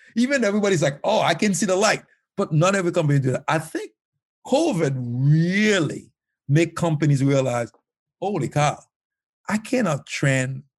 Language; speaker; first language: English; non-native, fluent; Haitian Creole